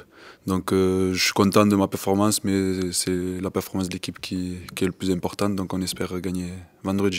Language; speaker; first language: French; native; French